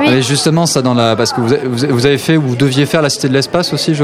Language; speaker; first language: French; native; French